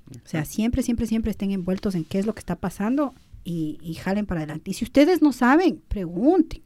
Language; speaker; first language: Spanish; early bilingual, other home language; English